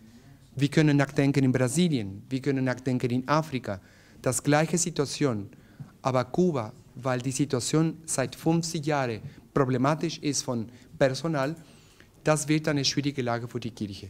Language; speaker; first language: German; non-native, learner; Spanish